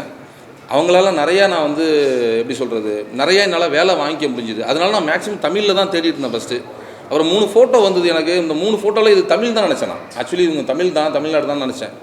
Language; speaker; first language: Tamil; native; Tamil